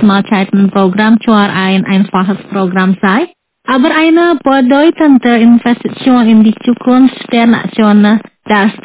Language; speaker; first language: German; non-native, fluent; Indonesian